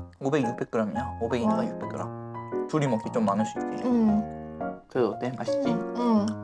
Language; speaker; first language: Korean; native; Korean